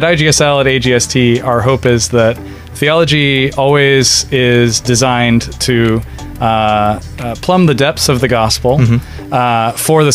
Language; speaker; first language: English; native; English